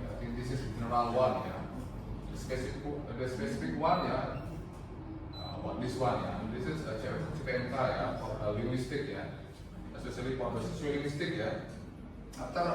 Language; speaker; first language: English; non-native, fluent; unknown